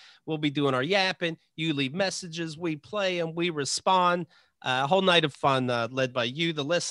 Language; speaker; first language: English; native; English